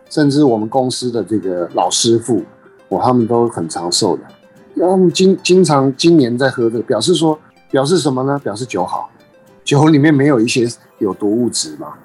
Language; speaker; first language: Chinese; native; Chinese